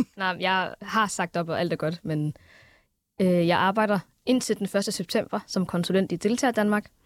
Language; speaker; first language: Danish; early bilingual, other home language; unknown